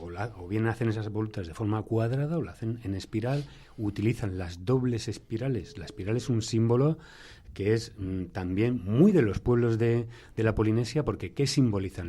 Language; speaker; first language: Spanish; native; Spanish